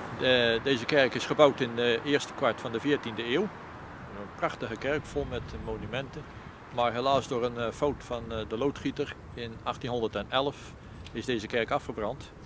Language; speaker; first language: Dutch; native; Dutch